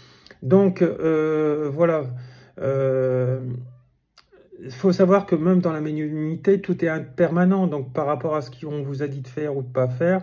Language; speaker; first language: French; native; French